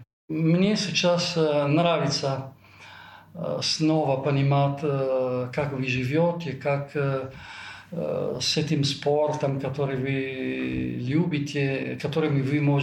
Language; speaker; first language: Russian; non-native, fluent; Italian